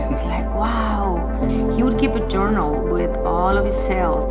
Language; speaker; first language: English; native; English